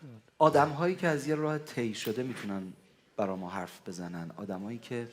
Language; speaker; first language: Persian; native; Persian